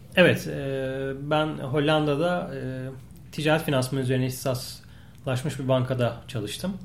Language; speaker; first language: Turkish; native; Turkish